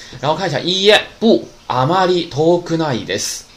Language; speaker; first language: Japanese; non-native, fluent; Chinese